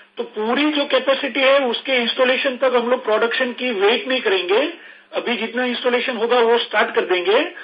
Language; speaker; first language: Hindi; non-native, local second language; Gujarati